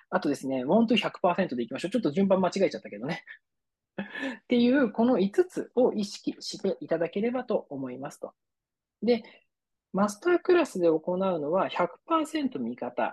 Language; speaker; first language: Japanese; native; Japanese